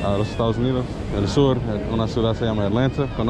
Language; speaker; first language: Spanish; non-native, learner; English